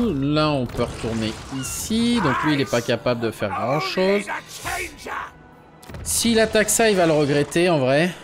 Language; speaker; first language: French; native; French